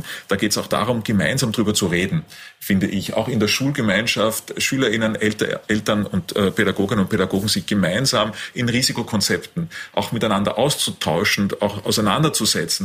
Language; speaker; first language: German; native; German